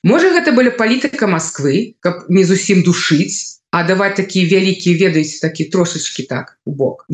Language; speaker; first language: Belarusian; non-native, local second language; Russian